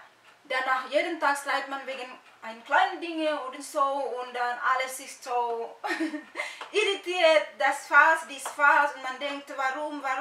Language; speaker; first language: German; non-native, learner; Indonesian